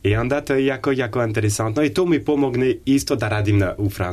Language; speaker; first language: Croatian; non-native, learner; French